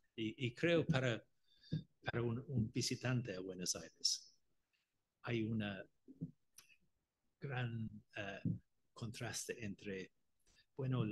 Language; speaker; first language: Spanish; non-native, fluent; Irish